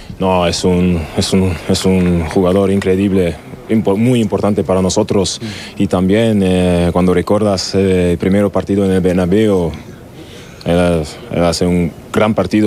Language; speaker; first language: Spanish; non-native, learner; German